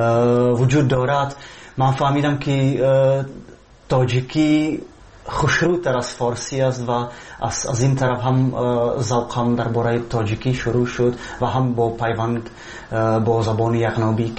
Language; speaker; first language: Persian; non-native, fluent; Czech